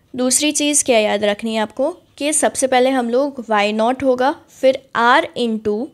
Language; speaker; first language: Hindi; native; Hindi